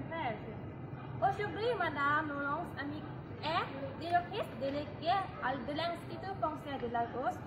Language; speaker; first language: French; non-native, learner; Lao